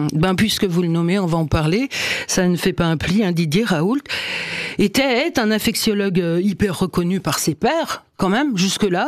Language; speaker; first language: French; native; French